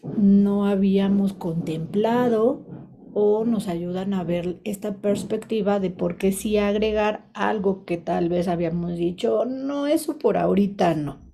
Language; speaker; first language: Spanish; native; Spanish